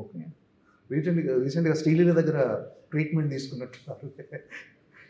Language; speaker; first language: Telugu; native; Telugu